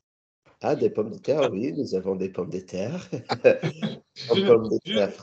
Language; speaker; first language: French; non-native, learner; English